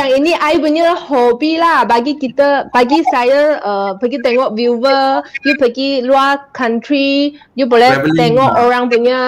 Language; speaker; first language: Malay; non-native, local second language; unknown